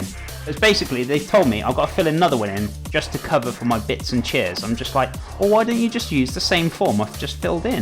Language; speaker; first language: English; native; English